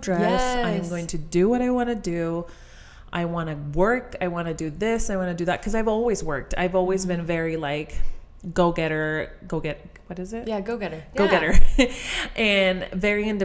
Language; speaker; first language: English; non-native, fluent; Spanish